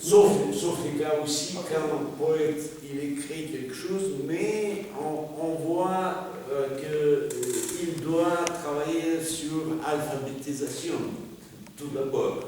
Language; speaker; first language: French; non-native, fluent; Russian